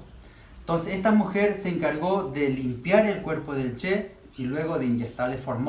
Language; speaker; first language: Spanish; native; Spanish